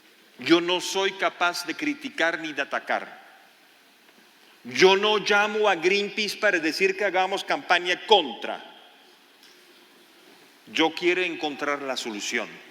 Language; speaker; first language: Spanish; non-native, fluent; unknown